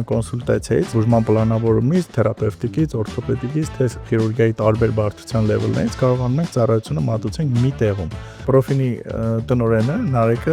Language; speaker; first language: Armenian; native; Armenian